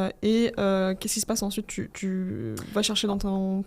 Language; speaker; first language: French; native; French